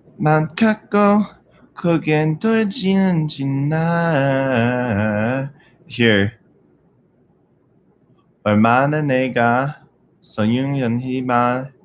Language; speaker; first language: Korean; non-native, learner; English